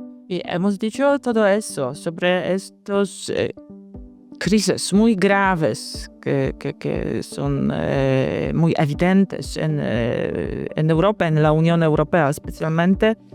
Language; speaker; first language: Spanish; non-native, fluent; Polish